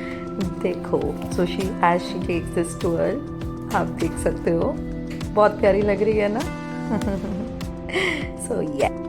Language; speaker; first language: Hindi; native; Hindi